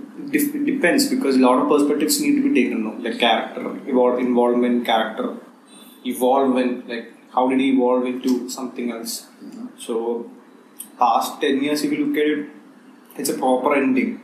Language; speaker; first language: English; non-native, local second language; Malayalam